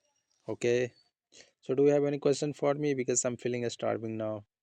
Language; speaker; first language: English; non-native, learner; Hindi